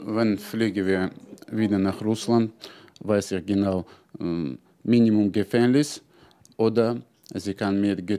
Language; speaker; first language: German; non-native, learner; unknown